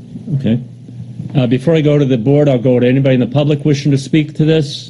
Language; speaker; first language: English; native; English